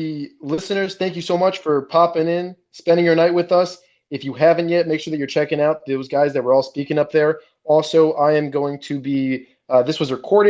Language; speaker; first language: English; native; English